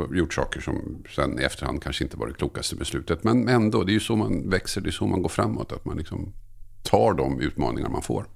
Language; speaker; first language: Swedish; native; Swedish